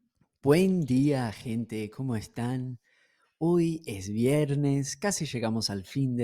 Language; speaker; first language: Spanish; non-native, fluent; English